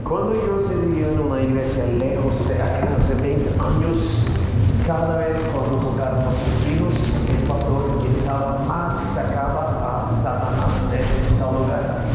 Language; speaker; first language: Spanish; non-native, fluent; Norwegian